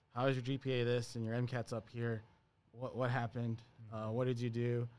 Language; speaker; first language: English; early bilingual, other home language; Spanish